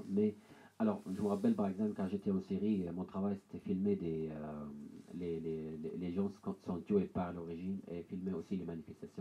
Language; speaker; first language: French; non-native, learner; Arabic